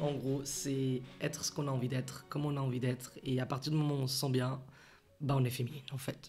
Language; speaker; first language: French; early bilingual, other home language; Portuguese